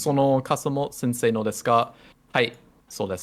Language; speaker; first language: Japanese; non-native, learner; English